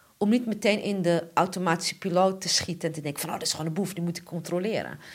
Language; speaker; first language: Dutch; early bilingual, other home language; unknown